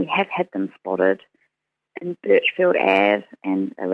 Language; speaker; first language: English; native; English